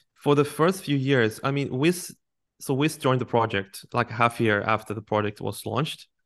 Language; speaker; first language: English; non-native, fluent; Swedish